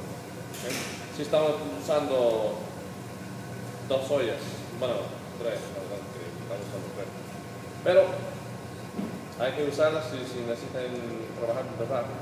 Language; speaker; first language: Spanish; early bilingual, heritage; Spanish